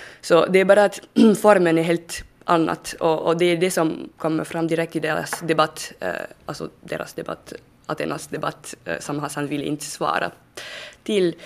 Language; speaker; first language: Swedish; non-native, fluent; French